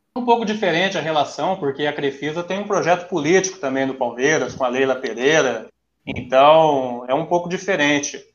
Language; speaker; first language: Portuguese; native; Portuguese